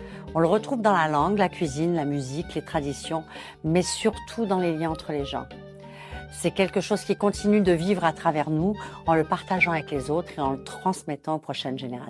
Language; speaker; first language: French; early bilingual, other home language; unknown